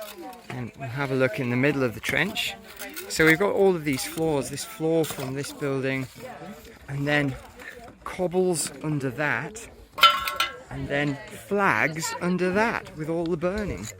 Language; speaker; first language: English; native; English